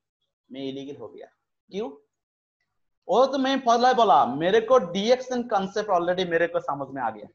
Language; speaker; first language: Hindi; non-native, fluent; Bangla